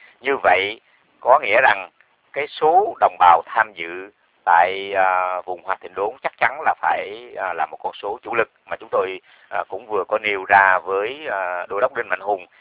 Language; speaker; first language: Vietnamese; native; Vietnamese